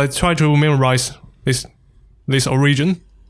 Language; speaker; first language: English; non-native, fluent; Chinese